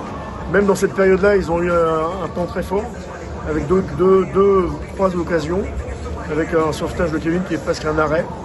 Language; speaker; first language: French; native; French